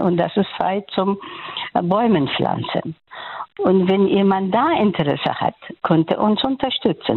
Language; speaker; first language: German; non-native, fluent; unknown